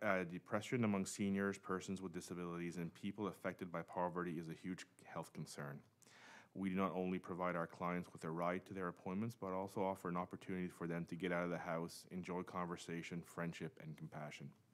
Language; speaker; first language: English; non-native, local second language; French